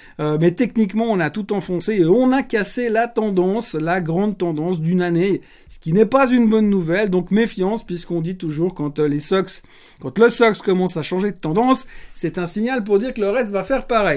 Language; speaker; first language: French; native; French